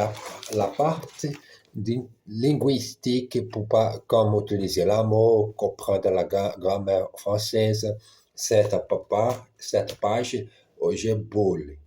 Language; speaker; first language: French; non-native, learner; Portuguese